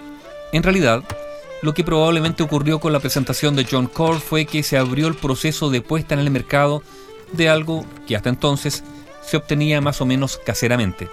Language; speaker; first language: Spanish; native; Spanish